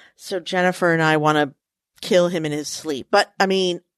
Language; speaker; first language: English; native; English